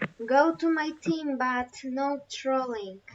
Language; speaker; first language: English; non-native, learner; Polish